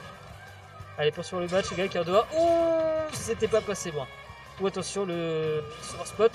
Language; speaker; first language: French; native; French